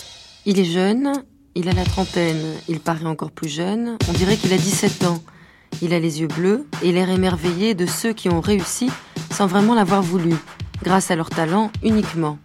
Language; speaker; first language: French; native; French